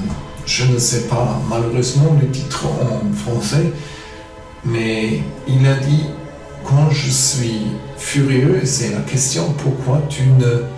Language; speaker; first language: French; non-native, fluent; German